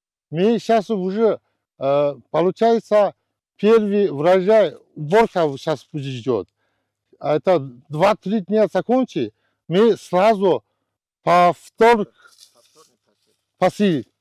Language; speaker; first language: Russian; non-native, learner; Chinese